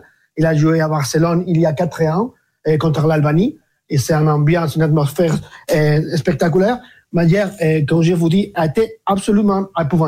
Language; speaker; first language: French; non-native, fluent; Spanish